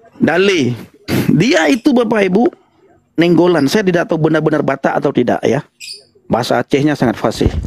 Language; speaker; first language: Indonesian; non-native, local second language; Achinese